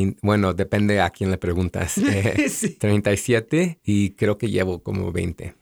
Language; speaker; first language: Spanish; early bilingual, heritage; Spanish